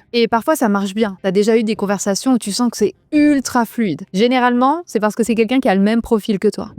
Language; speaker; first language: French; native; French